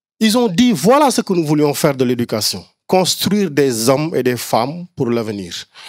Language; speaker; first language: French; non-native, local second language; Wolof